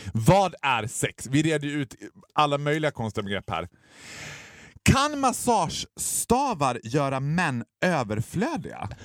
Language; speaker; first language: Swedish; native; Swedish